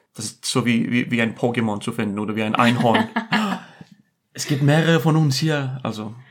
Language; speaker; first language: German; non-native, fluent; Icelandic